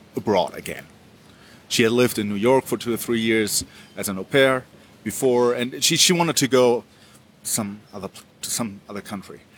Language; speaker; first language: English; non-native, fluent; German